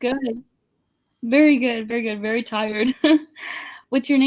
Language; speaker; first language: English; non-native, fluent; Spanish